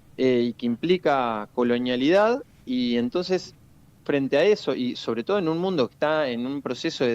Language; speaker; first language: Spanish; native; Spanish